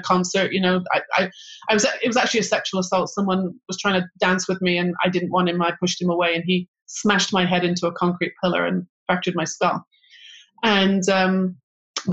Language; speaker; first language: English; native; English